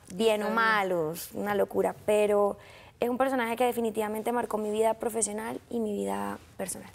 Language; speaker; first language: Spanish; native; Spanish